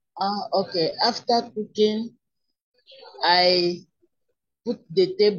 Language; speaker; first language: English; non-native, learner; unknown